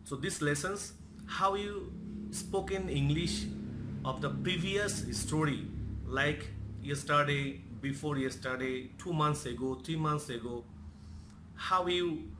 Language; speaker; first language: English; non-native, local second language; Bangla